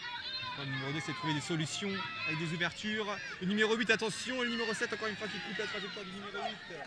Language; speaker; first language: French; native; French